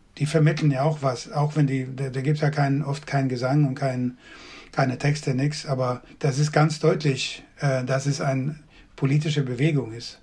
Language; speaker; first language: German; non-native, fluent; Swedish